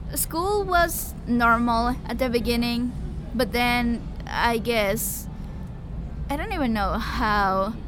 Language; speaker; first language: English; early bilingual, other home language; Spanish